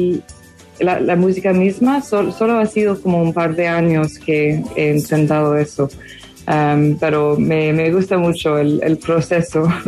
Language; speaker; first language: Spanish; non-native, fluent; English